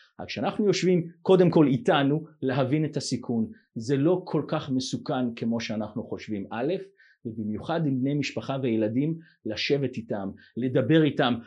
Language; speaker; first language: Hebrew; non-native, fluent; English